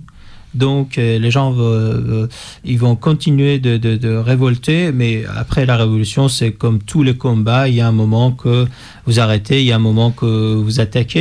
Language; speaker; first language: French; non-native, fluent; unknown